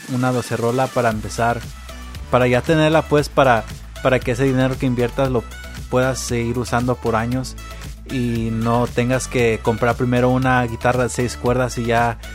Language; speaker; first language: Spanish; early bilingual, heritage; Spanish